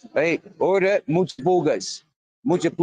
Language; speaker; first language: Spanish; non-native, learner; English